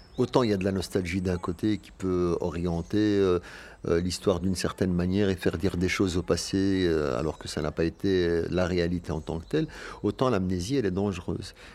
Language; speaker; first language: French; early bilingual, other home language; Arabic